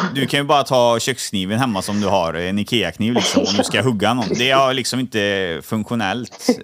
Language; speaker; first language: Swedish; native; Swedish